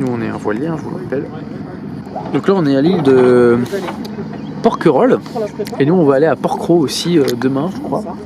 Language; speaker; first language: French; native; French